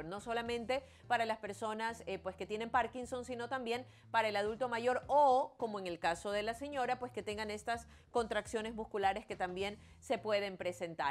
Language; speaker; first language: Spanish; native; Spanish